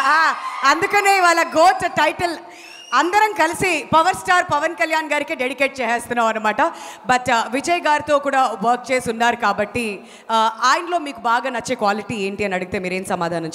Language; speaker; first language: Telugu; native; Telugu